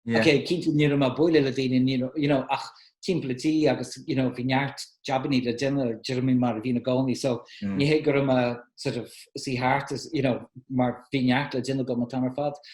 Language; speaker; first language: Irish; native; Irish